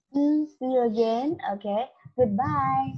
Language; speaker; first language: English; non-native, learner; Vietnamese